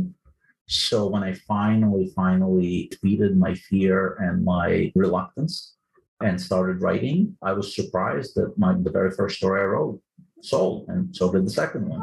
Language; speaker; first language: English; non-native, fluent; Ukrainian